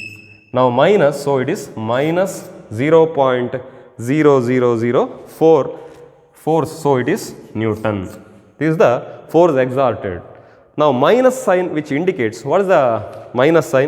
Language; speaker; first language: English; non-native, local second language; Kannada